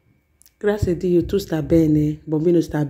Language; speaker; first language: Italian; non-native, learner; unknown